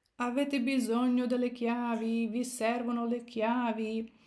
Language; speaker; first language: Italian; non-native, fluent; Ukrainian